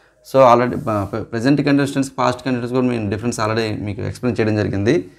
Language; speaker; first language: English; non-native, local second language; Telugu